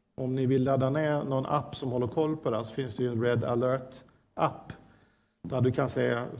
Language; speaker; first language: Swedish; native; Swedish